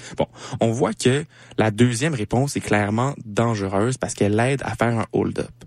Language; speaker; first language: French; native; French